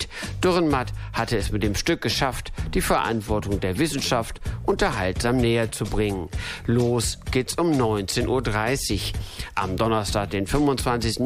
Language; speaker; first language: German; native; German